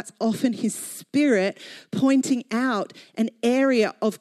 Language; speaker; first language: English; native; English